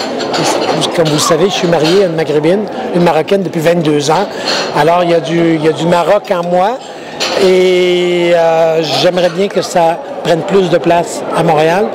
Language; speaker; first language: French; native; French